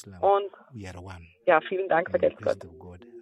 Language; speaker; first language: German; non-native, fluent; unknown